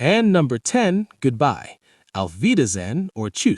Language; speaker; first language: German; non-native, learner; English